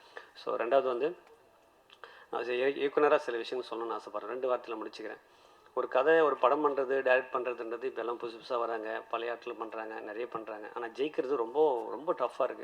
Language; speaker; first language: Tamil; native; Tamil